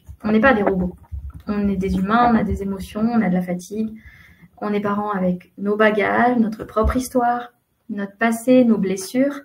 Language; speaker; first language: French; native; French